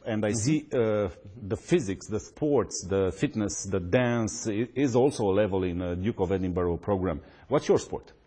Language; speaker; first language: English; non-native, fluent; Romanian